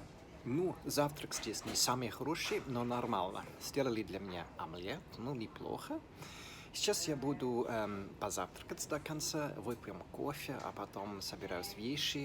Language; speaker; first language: Russian; non-native, fluent; English